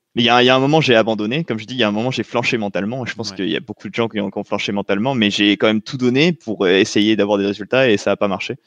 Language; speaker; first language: French; native; French